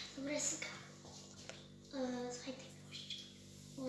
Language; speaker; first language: Bulgarian; early bilingual, heritage; Bulgarian